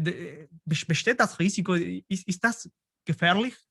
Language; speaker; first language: German; non-native, fluent; Spanish